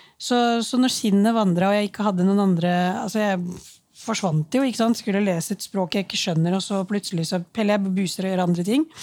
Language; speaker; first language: Norwegian; early bilingual, other home language; Urdu